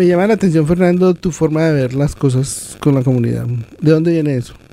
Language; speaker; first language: Spanish; native; Spanish